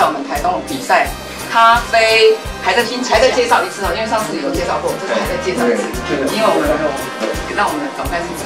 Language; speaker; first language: Chinese; native; Chinese